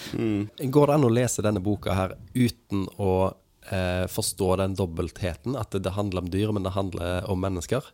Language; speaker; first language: Norwegian; native; Norwegian